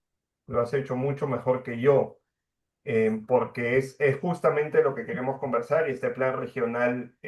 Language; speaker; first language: Spanish; native; Spanish